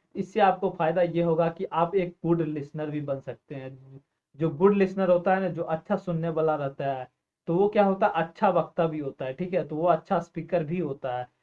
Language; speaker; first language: Hindi; native; Hindi